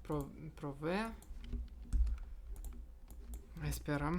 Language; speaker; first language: Spanish; non-native, learner; Russian